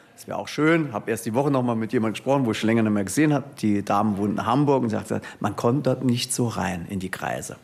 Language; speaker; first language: German; native; German